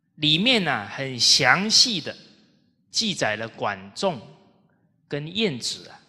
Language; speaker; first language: Chinese; native; Chinese